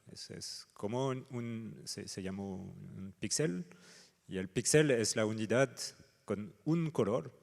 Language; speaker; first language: Spanish; non-native, fluent; French